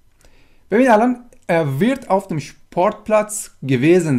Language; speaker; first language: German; non-native, fluent; Persian